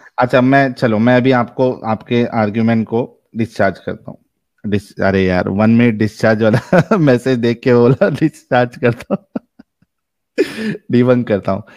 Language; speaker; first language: Hindi; native; Hindi